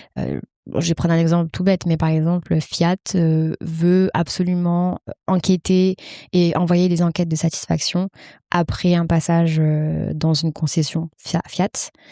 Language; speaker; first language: French; early bilingual, other home language; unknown